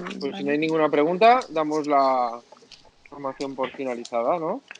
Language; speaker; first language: Spanish; native; Spanish